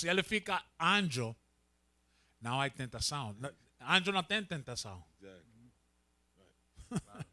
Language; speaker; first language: Portuguese; non-native, learner; Spanish